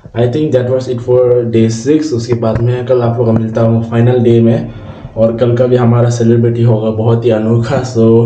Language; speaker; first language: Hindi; non-native, local second language; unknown